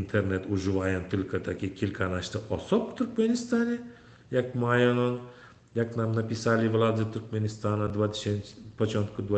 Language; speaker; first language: Polish; non-native, fluent; Turkmen